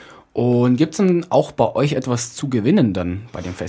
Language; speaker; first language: German; native; German